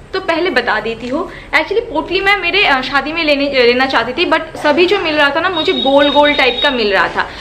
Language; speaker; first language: Hindi; non-native, local second language; Bangla